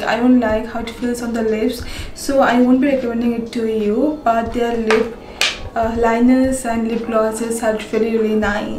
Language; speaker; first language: English; non-native, local second language; Bangla